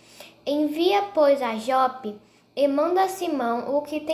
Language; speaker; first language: Portuguese; native; Portuguese